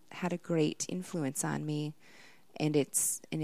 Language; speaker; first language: English; native; English